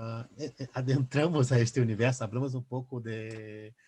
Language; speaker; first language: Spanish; non-native, fluent; Portuguese